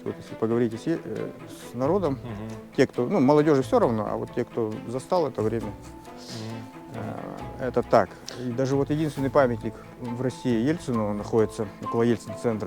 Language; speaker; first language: Russian; native; Russian